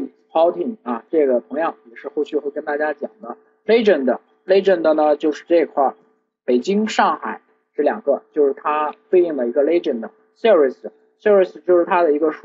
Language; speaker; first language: Chinese; native; Chinese